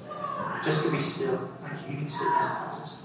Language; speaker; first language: English; native; English